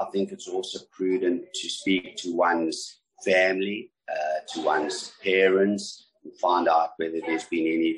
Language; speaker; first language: English; native; English